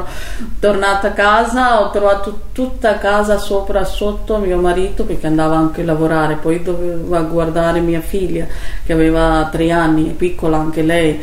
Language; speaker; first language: Italian; non-native, learner; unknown